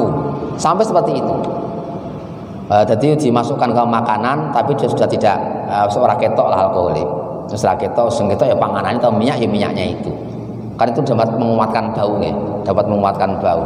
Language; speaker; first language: Indonesian; native; Indonesian